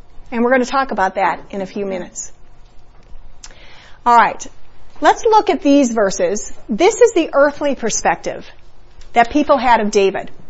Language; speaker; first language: English; early bilingual, other home language; Spanish